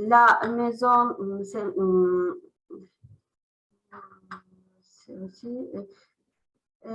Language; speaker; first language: French; non-native, learner; Azerbaijani